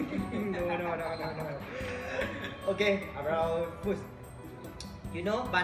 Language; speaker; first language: English; non-native, local second language; Lao